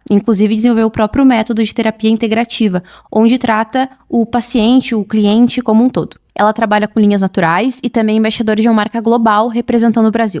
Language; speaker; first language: Portuguese; native; Portuguese